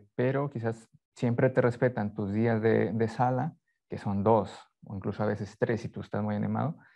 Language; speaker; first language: Spanish; native; Spanish